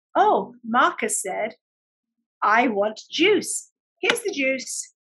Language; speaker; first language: English; native; English